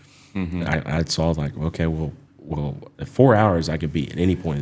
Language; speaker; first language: English; native; English